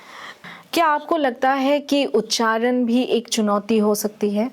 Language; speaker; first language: Hindi; native; Hindi